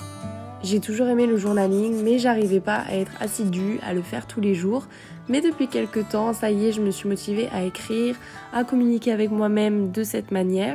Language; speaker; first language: French; native; French